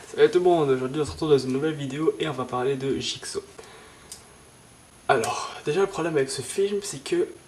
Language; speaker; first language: French; native; French